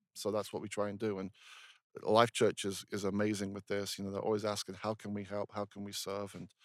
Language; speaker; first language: English; native; English